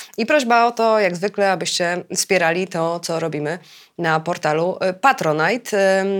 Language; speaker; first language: Polish; native; Polish